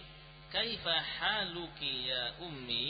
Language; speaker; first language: Arabic; non-native, fluent; Indonesian